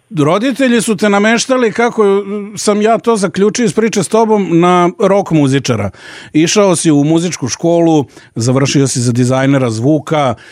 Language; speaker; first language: Serbian; native; Serbian